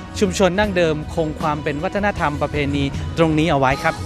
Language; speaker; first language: Thai; native; Thai